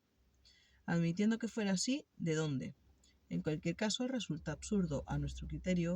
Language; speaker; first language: Spanish; native; Spanish